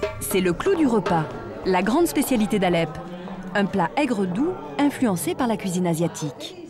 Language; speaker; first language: French; native; French